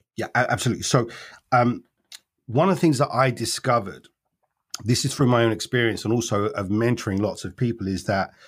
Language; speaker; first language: English; native; English